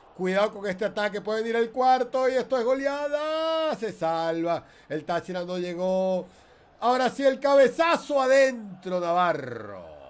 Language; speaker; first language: Spanish; native; Spanish